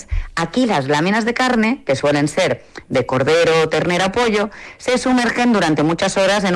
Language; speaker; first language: Spanish; native; Spanish